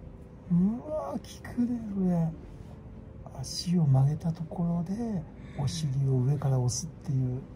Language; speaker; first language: Japanese; native; Japanese